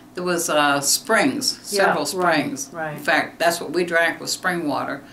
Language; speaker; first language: English; native; English